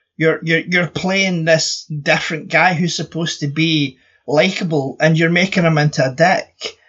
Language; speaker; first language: English; native; English